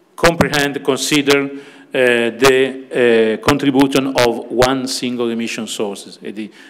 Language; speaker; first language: English; non-native, fluent; Italian